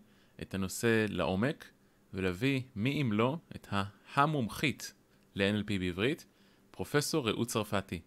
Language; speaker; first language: Hebrew; native; Hebrew